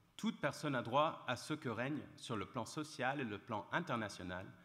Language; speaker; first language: French; non-native, fluent; English